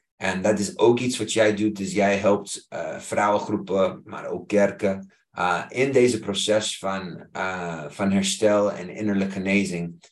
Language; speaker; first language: Dutch; non-native, fluent; English